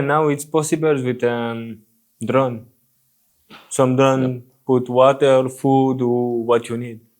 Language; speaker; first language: English; non-native, learner; French